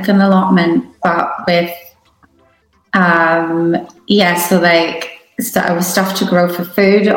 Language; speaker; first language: English; native; English